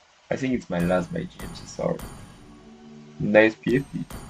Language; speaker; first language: English; non-native, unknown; French